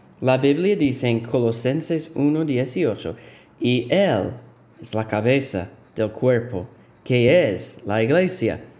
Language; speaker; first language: Spanish; non-native, fluent; English